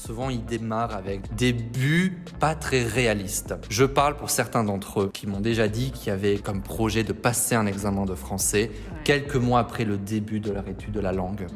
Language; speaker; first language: French; native; French